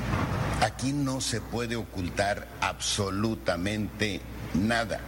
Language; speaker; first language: Spanish; native; Spanish